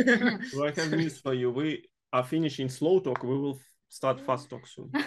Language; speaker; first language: English; non-native, fluent; Russian